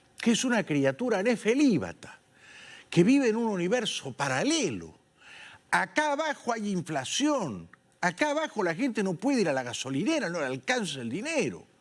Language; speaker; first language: Spanish; native; Spanish